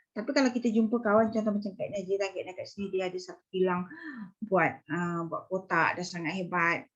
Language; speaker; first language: Malay; native; Malay